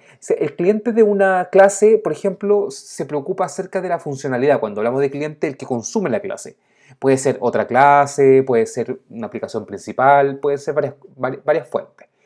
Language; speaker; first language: Spanish; native; Spanish